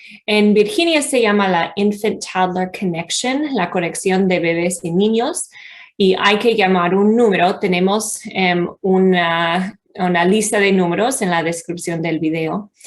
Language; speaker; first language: Spanish; non-native, fluent; English